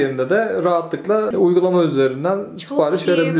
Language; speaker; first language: Turkish; native; Turkish